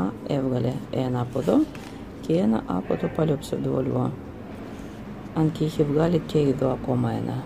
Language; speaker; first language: Greek; non-native, fluent; Russian